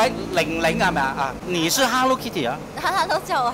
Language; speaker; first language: Chinese; non-native, local second language; Cantonese